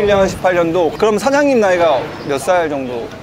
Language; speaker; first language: Korean; native; Korean